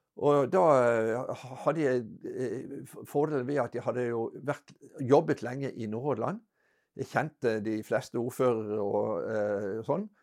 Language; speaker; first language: Norwegian; native; Norwegian